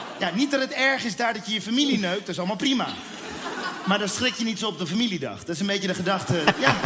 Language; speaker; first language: Dutch; early bilingual, other home language; Spanish